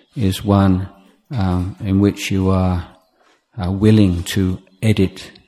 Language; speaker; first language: English; native; English